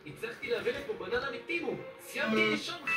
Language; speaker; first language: Hebrew; native; Hebrew